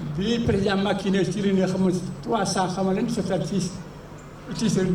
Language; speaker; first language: Wolof; native; Wolof